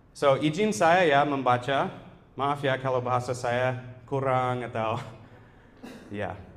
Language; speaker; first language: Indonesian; non-native, fluent; English